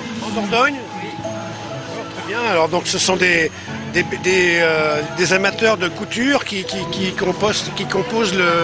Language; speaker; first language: French; native; French